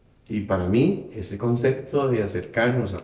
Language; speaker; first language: Spanish; native; Spanish